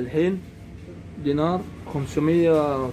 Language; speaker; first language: Arabic; non-native, learner; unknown